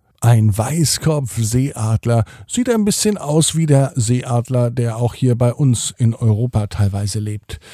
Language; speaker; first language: German; native; German